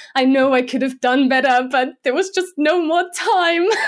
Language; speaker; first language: English; non-native, fluent; Slovak